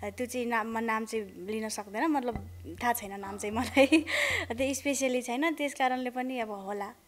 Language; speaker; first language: Nepali; non-native, local second language; Dangaura Tharu